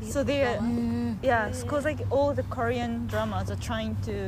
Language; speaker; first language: English; non-native, learner; Japanese